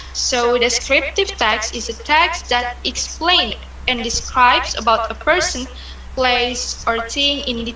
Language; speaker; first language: English; non-native, learner; Indonesian